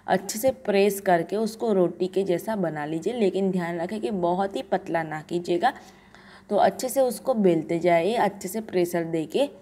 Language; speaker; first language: Hindi; non-native, local second language; Gujarati